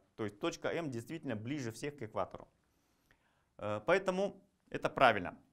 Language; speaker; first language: Russian; non-native, local second language; Kazakh